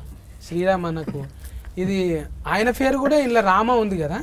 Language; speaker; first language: Telugu; native; Telugu